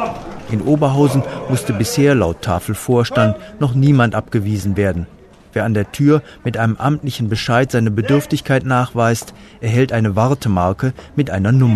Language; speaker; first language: German; native; German